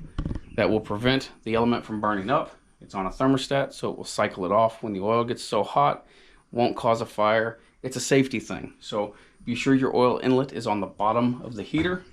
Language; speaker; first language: English; native; English